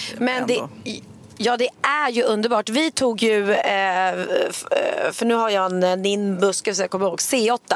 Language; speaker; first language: Swedish; native; Swedish